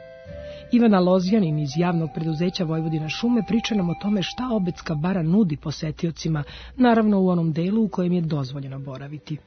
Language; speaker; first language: Serbian; native; Serbian